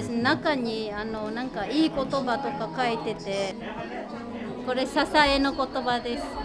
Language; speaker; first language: Japanese; non-native, fluent; Vietnamese